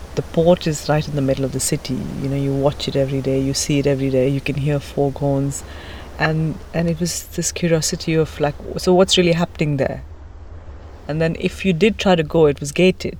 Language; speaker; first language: English; non-native, local second language; Hindi